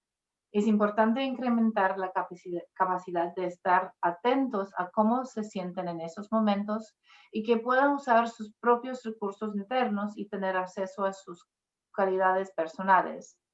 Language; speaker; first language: Spanish; non-native, fluent; English